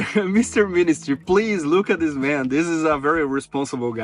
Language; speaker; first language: English; non-native, fluent; Portuguese